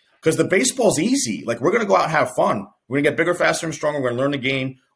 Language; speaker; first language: English; native; English